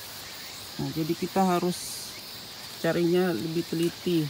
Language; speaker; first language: Indonesian; native; Indonesian